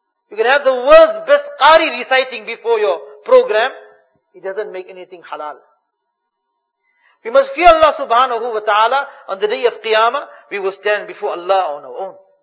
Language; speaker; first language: English; native; English